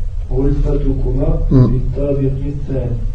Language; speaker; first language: Arabic; non-native, learner; French